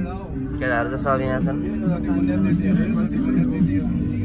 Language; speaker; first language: Japanese; non-native, learner; Nepali